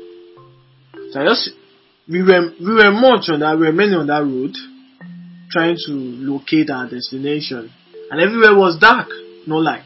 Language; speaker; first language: English; non-native, local second language; Yoruba